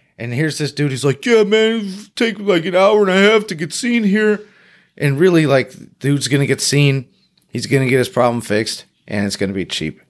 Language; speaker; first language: English; native; English